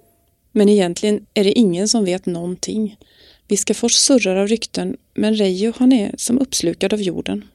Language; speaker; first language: Swedish; native; Swedish